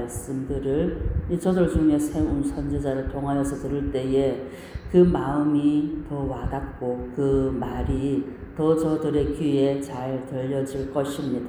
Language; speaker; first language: Korean; native; Korean